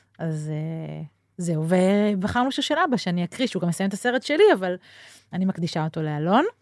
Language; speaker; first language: Hebrew; native; Hebrew